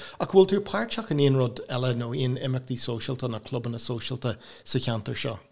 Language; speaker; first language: Irish; non-native, local second language; English